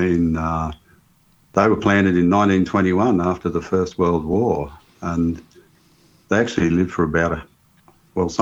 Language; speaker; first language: English; native; English